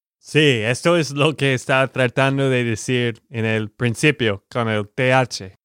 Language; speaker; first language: Spanish; non-native, learner; English